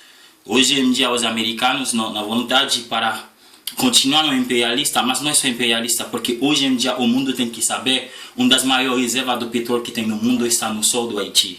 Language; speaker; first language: Portuguese; non-native, learner; Haitian Creole